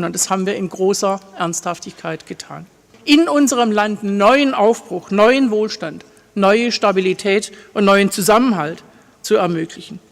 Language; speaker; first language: German; native; German